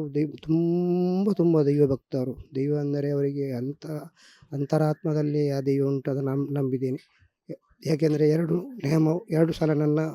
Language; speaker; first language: Kannada; non-native, local second language; Tulu